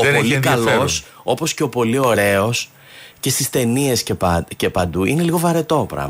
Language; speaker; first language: Greek; native; Greek